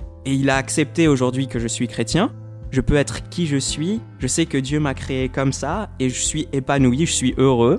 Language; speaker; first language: French; native; French